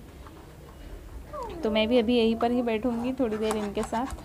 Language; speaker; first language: Hindi; native; Hindi